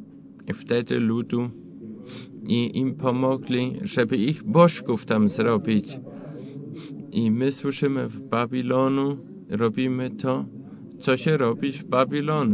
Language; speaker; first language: Polish; non-native, fluent; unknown